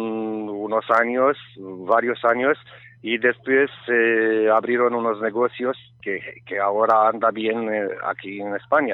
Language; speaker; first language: Spanish; non-native, learner; Romanian